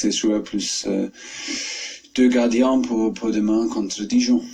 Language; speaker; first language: French; non-native, fluent; German